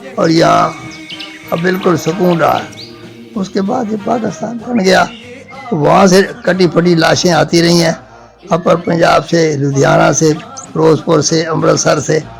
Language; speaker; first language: Urdu; non-native, local second language; Punjabi